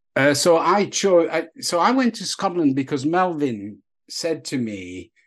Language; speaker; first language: English; non-native, fluent; French